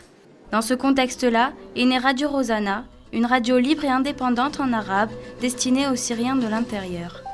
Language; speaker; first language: French; native; French